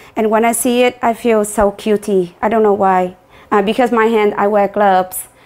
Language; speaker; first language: English; non-native, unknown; Vietnamese